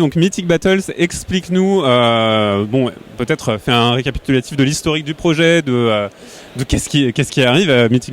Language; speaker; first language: French; native; French